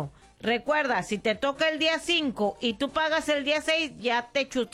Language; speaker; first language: Spanish; native; Spanish